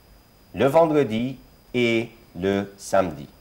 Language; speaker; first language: French; non-native, fluent; Arabic